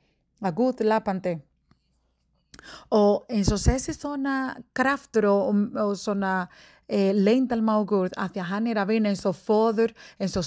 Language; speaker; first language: Icelandic; non-native, learner; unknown